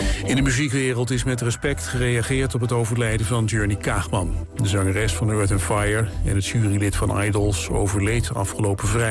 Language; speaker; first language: Dutch; native; Dutch